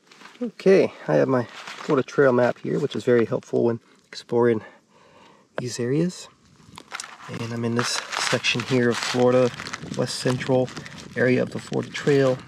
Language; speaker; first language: English; native; English